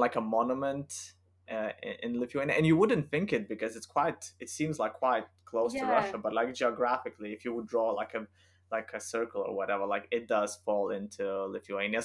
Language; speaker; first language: English; non-native, fluent; Lithuanian